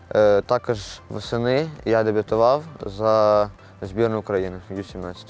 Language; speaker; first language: Ukrainian; native; Ukrainian